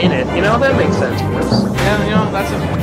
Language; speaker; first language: English; native; English